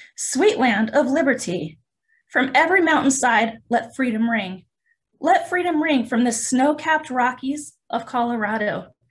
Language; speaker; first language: English; native; English